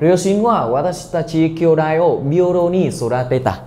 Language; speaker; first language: Japanese; non-native, fluent; Vietnamese